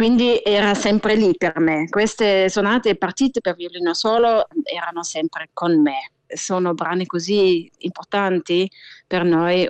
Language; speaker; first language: Italian; non-native, fluent; German